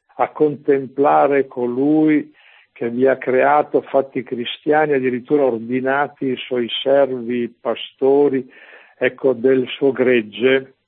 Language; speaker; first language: Italian; native; Italian